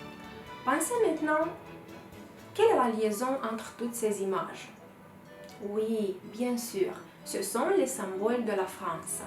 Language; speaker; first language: French; non-native, fluent; Romanian